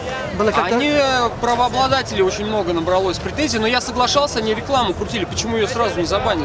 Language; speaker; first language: Russian; native; Russian